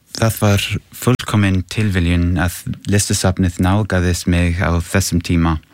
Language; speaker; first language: Icelandic; non-native, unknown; English